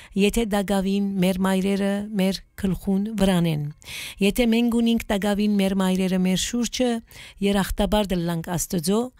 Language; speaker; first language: Armenian; native; Armenian